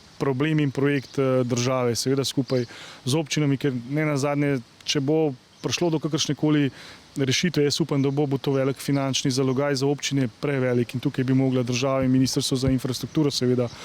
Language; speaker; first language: Slovenian; native; Slovenian